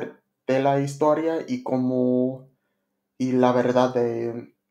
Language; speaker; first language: Spanish; non-native, learner; English